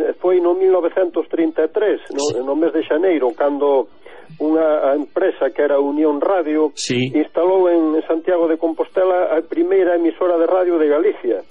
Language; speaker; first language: Galician; native; Galician